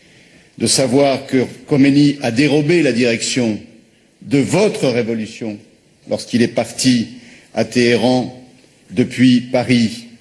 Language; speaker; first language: French; native; French